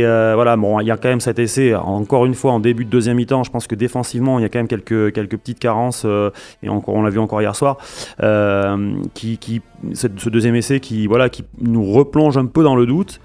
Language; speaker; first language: French; native; French